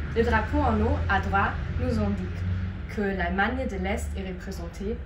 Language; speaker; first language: French; non-native, fluent; German